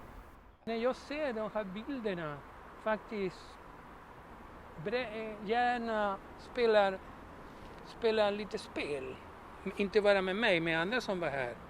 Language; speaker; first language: Swedish; non-native, fluent; Spanish